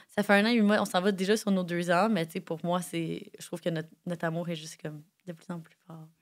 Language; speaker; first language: French; native; French